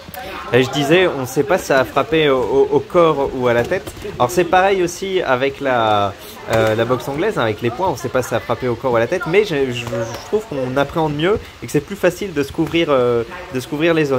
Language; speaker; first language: French; native; French